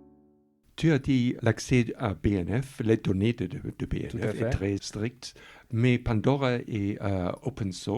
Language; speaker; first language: French; non-native, fluent; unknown